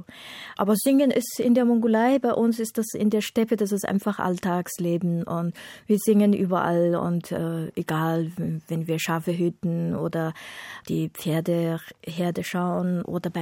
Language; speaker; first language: German; non-native, fluent; Mongolian